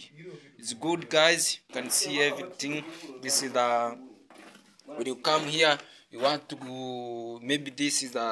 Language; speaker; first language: English; non-native, learner; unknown